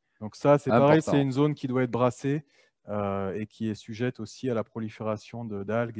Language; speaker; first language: French; native; French